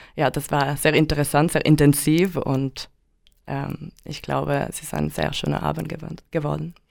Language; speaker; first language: German; non-native, local second language; French